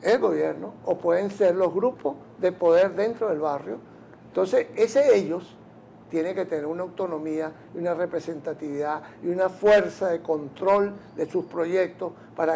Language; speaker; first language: Spanish; native; Spanish